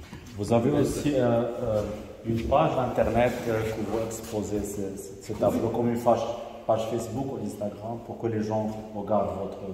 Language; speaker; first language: French; non-native, local second language; Arabic